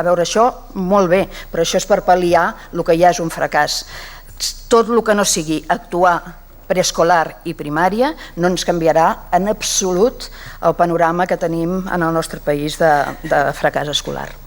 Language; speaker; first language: Catalan; native; Catalan